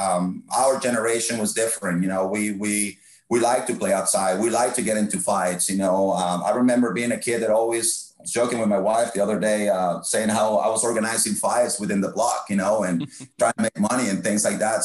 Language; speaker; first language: English; non-native, fluent; Spanish